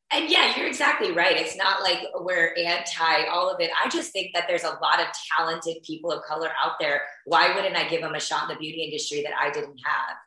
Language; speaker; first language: English; early bilingual, other home language; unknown